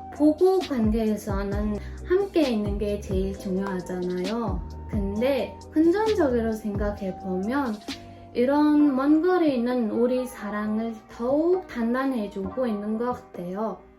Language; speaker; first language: Korean; non-native, fluent; Mongolian